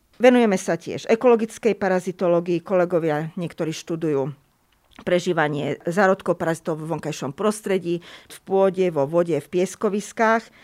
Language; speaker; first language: Slovak; native; Slovak